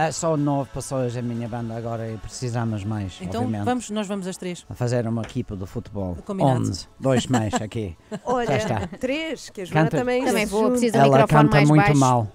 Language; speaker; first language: Portuguese; non-native, learner; English